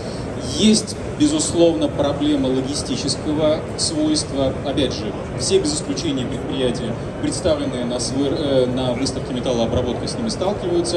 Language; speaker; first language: Russian; native; Russian